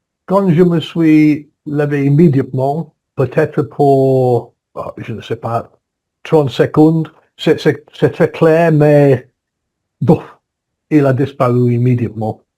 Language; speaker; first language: French; non-native, learner; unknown